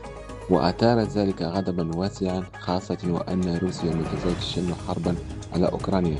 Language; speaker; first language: Arabic; native; Arabic